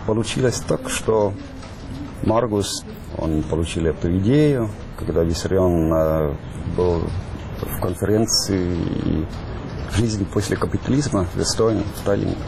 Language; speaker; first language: Russian; non-native, fluent; Estonian